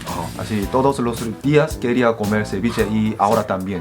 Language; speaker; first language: Spanish; non-native, fluent; Korean